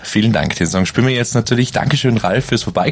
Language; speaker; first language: German; native; German